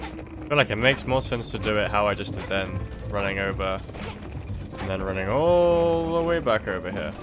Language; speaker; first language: English; native; English